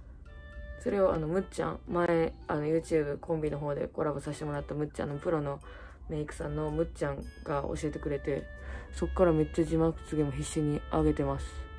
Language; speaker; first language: Japanese; native; Japanese